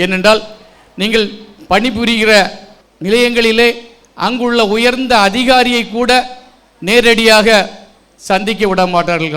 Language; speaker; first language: Tamil; native; Tamil